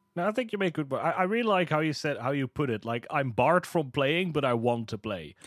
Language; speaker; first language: English; non-native, fluent; Hebrew